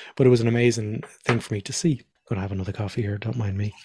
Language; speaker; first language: English; native; English